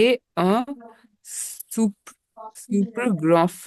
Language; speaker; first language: French; non-native, learner; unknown